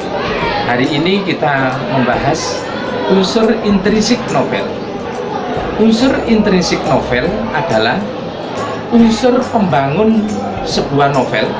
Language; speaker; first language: Indonesian; native; Indonesian